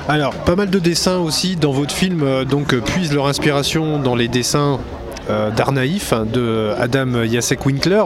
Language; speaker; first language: French; native; French